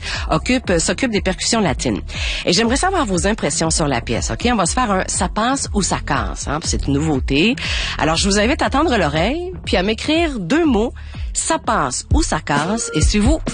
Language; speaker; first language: French; native; French